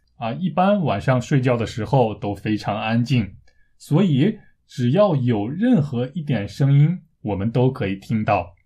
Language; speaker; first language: Chinese; native; Chinese